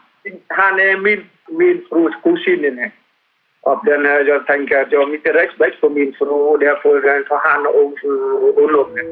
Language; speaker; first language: Swedish; non-native, learner; Vietnamese